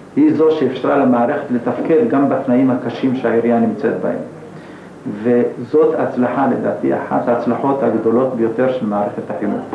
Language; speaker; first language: Hebrew; native; Hebrew